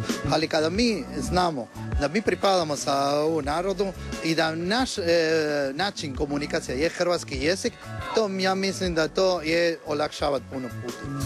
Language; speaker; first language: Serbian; non-native, fluent; Spanish